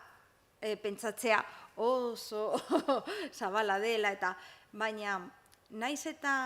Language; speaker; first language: Basque; non-native, local second language; Spanish